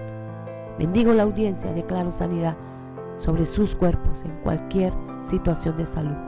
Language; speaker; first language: Spanish; native; Spanish